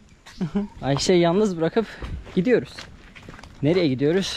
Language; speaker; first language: Turkish; native; Turkish